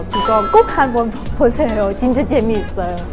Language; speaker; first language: Korean; non-native, learner; Vietnamese